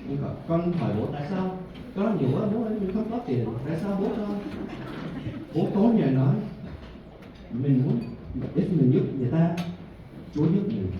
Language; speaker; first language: Vietnamese; early bilingual, heritage; Vietnamese